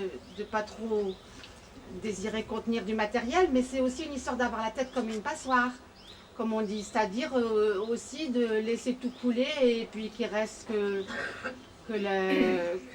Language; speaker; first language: French; native; French